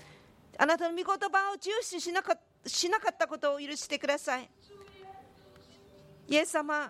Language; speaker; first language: Japanese; non-native, fluent; Korean